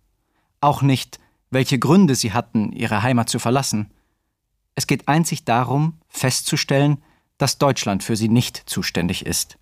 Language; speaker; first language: German; native; German